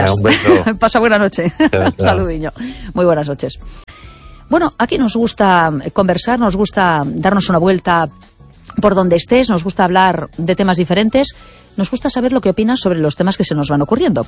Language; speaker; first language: Spanish; native; Spanish